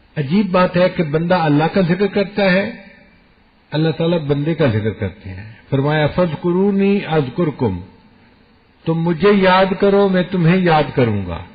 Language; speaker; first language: Urdu; non-native, local second language; Punjabi